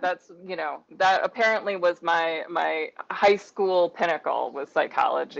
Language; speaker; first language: English; native; English